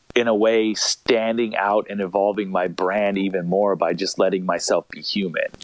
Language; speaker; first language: English; native; English